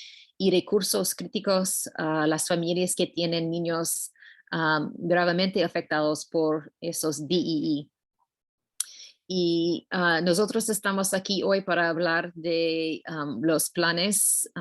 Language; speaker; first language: Spanish; non-native, learner; English